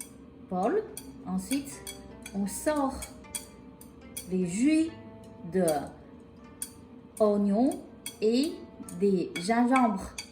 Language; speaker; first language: French; non-native, local second language; Chinese